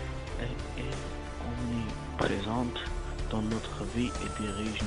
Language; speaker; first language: French; non-native, learner; Arabic